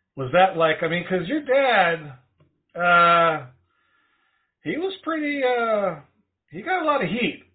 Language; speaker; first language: English; native; English